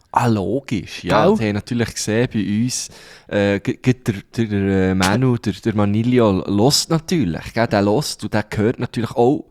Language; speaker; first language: German; native; German